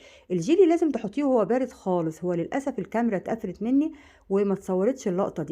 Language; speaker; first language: Arabic; native; Arabic